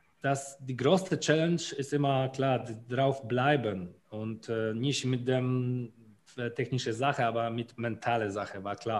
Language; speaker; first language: German; non-native, learner; Polish